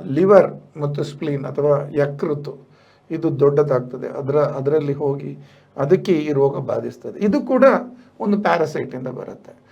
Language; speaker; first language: Kannada; native; Kannada